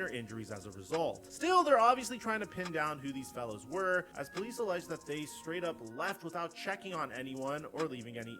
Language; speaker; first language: English; native; English